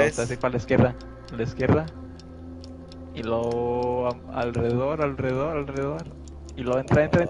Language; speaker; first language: Spanish; early bilingual, other home language; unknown